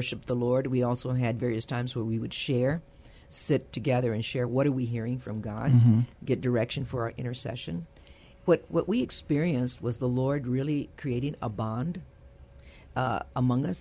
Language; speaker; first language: English; early bilingual, other home language; Spanish